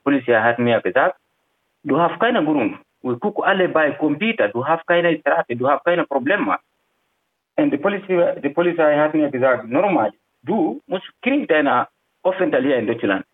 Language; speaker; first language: German; non-native, learner; Fula